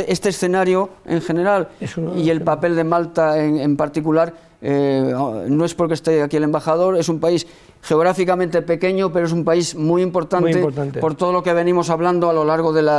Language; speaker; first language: Spanish; native; Spanish